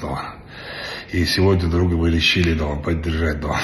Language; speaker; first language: Russian; non-native, local second language; Chechen